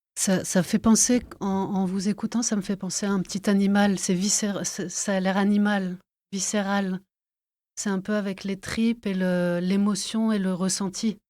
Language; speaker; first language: French; native; French